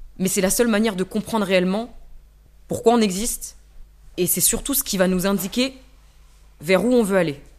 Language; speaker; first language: French; native; French